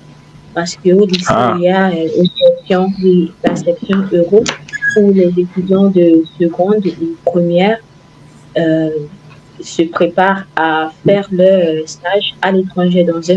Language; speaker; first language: French; non-native, fluent; Igbo